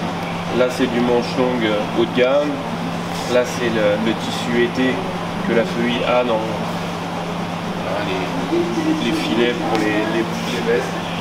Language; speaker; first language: French; native; French